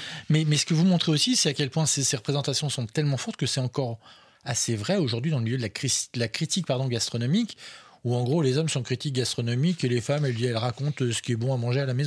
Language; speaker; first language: French; native; French